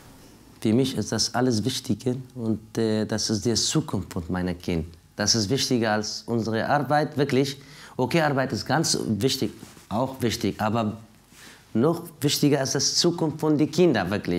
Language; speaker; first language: German; non-native, learner; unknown